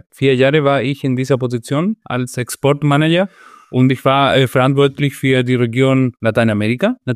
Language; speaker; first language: German; non-native, fluent; Spanish